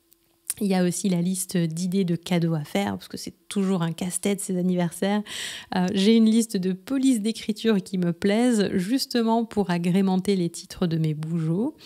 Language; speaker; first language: French; native; French